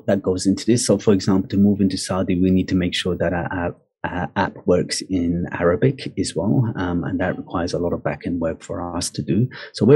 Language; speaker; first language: English; native; English